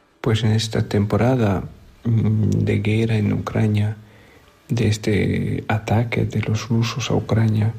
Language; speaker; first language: Spanish; non-native, fluent; Polish